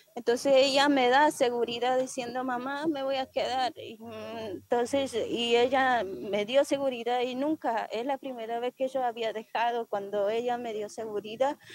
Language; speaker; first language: Spanish; native; Spanish